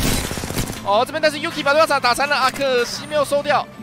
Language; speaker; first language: Chinese; native; Chinese